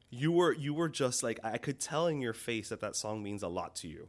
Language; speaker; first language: English; early bilingual, other home language; Spanish